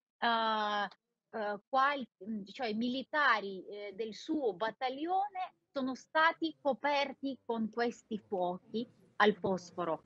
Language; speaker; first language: Italian; non-native, fluent; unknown